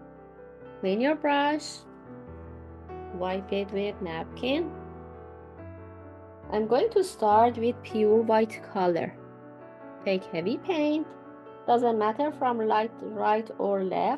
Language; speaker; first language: English; non-native, fluent; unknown